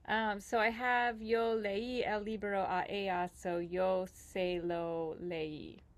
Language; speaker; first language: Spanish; non-native, learner; English